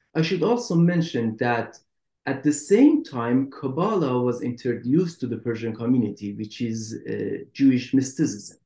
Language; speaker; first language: English; non-native, fluent; Persian